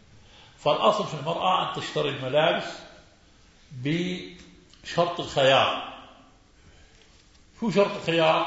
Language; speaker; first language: Arabic; native; Arabic